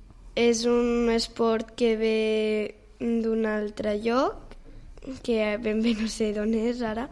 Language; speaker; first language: Catalan; non-native, local second language; Spanish